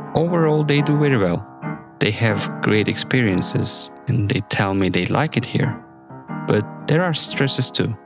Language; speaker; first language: English; non-native, fluent; Turkish